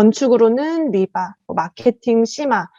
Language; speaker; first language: Korean; native; Korean